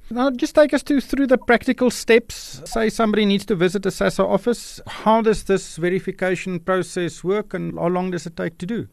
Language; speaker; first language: English; non-native, local second language; Afrikaans